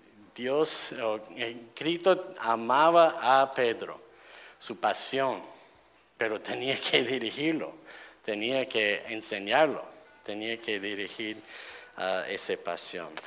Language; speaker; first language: Spanish; non-native, fluent; English